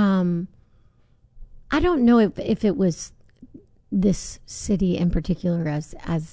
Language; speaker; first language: English; native; English